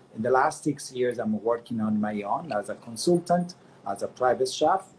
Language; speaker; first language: English; non-native, fluent; Italian